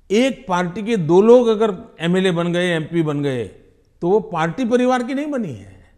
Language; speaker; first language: Hindi; non-native, local second language; Gujarati